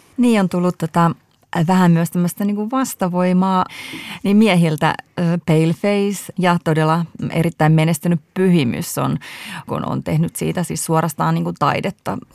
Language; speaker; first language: Finnish; native; Finnish